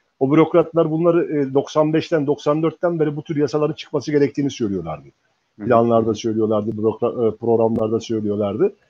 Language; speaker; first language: Turkish; native; Turkish